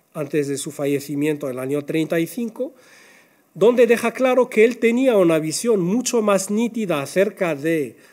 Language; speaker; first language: Spanish; non-native, fluent; Arabic